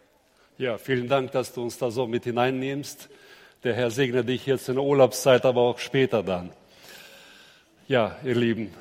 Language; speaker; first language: German; native; German